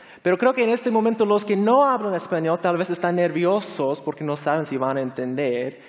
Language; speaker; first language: Spanish; non-native, fluent; English